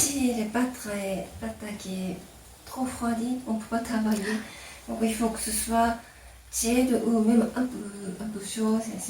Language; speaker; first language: French; non-native, fluent; Japanese